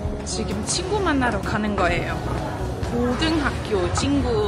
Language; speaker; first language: Korean; non-native, fluent; French